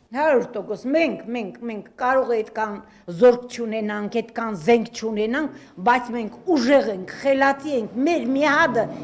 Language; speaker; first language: Armenian; native; Armenian